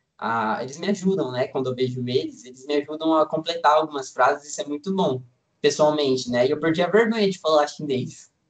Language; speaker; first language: Portuguese; native; Portuguese